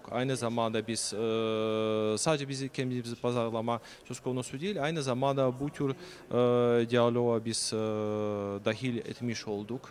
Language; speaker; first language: Turkish; non-native, fluent; Russian